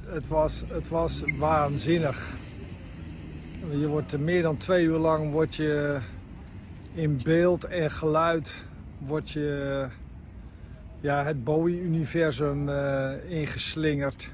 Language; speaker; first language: Dutch; native; Dutch